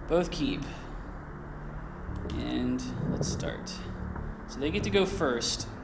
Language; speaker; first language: English; native; English